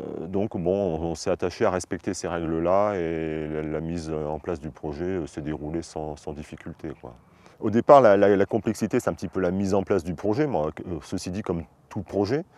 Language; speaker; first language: French; native; French